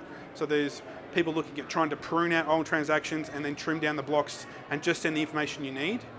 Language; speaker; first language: English; native; English